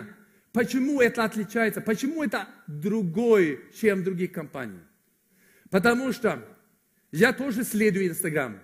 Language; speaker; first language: Russian; non-native, fluent; Swedish